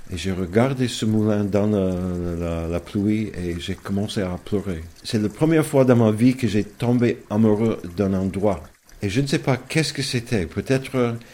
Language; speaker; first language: French; non-native, learner; English